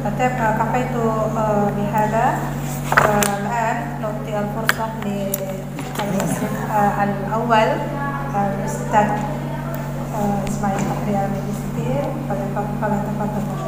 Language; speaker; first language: Arabic; non-native, fluent; Indonesian